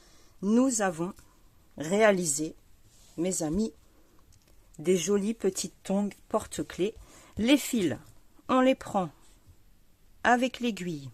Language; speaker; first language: French; native; French